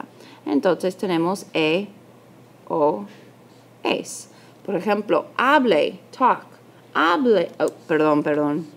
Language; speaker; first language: Spanish; non-native, fluent; English